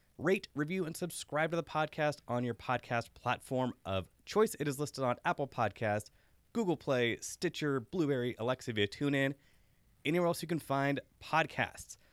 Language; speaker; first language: English; native; English